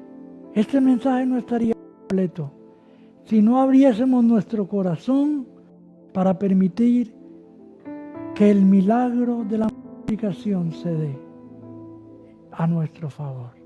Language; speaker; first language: Spanish; native; Spanish